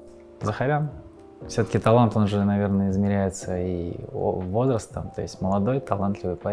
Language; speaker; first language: Russian; native; Russian